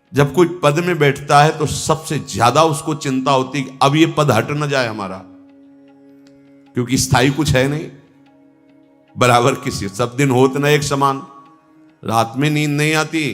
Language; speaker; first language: Hindi; native; Hindi